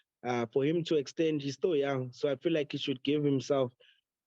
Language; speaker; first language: English; non-native, local second language; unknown